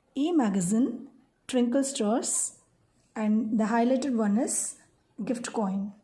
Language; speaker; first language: English; non-native, local second language; Tamil